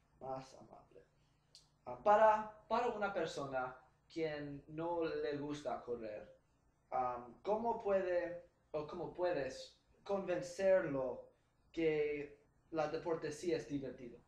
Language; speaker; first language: Spanish; non-native, learner; English